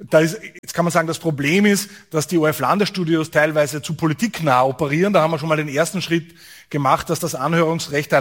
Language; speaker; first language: German; native; German